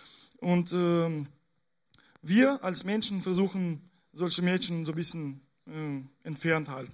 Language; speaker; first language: German; non-native, fluent; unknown